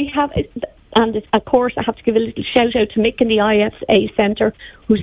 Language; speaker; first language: English; native; English